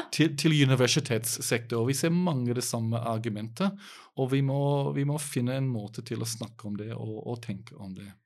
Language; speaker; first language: Norwegian; non-native, fluent; English